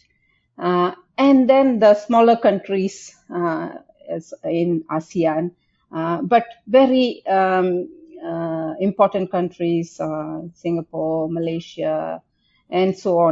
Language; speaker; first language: English; non-native, local second language; Tamil